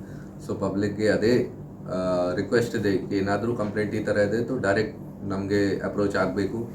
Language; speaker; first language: Kannada; non-native, fluent; Hindi